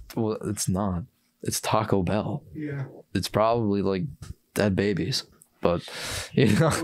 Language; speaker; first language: English; native; English